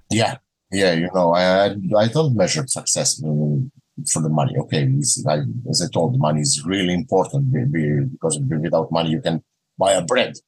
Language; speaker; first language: English; non-native, learner; Croatian